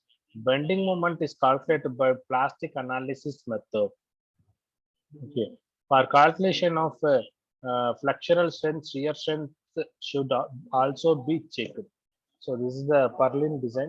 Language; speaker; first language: English; non-native, local second language; Tamil